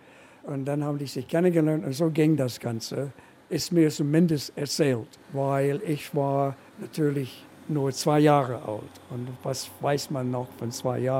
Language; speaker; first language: German; non-native, fluent; English